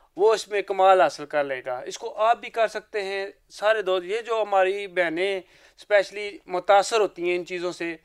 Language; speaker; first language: Urdu; non-native, local second language; Punjabi